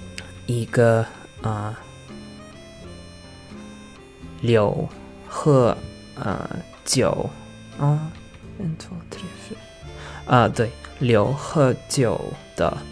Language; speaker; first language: Chinese; non-native, learner; English